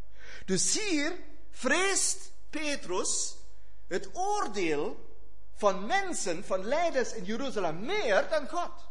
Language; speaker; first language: Dutch; non-native, fluent; German